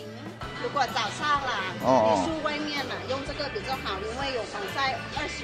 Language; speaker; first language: Chinese; non-native, fluent; Thai